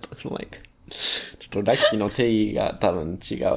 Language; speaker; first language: Japanese; non-native, fluent; English